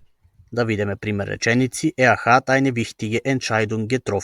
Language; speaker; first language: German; non-native, fluent; Macedonian